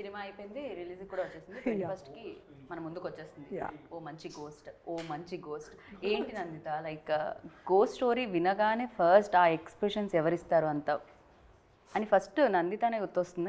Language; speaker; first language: Telugu; native; Telugu